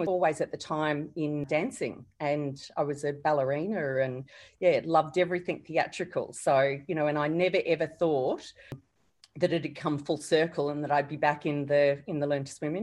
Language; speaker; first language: English; native; English